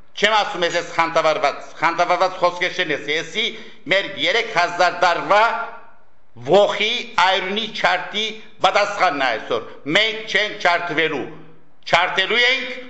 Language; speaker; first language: Armenian; early bilingual, heritage; Armenian